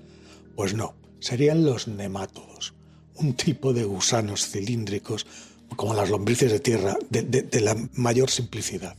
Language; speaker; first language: Spanish; native; Spanish